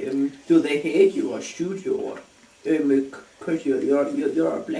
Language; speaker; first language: English; non-native, learner; Danish